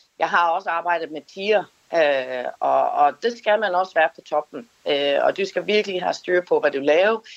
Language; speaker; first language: Danish; non-native, fluent; English